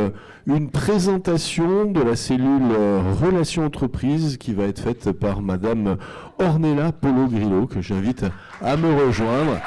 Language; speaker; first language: French; native; French